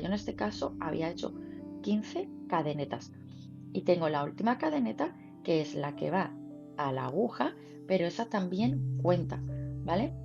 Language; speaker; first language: Spanish; native; Spanish